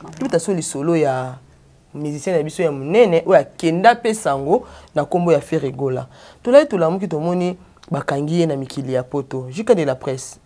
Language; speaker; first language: Lingala; native; Lingala